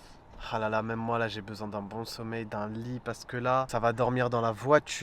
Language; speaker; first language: French; native; French